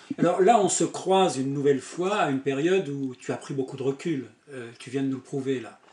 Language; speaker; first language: French; native; French